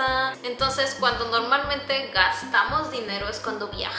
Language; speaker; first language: Spanish; native; Spanish